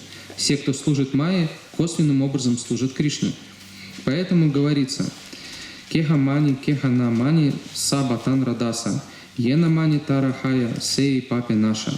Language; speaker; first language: Russian; native; Russian